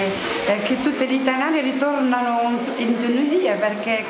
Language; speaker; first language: Italian; non-native, fluent; Arabic